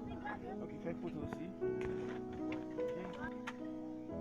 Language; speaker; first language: French; non-native, local second language; Haitian Creole